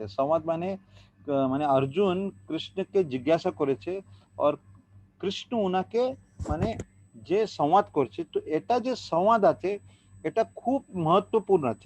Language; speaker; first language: Bangla; non-native, learner; Hindi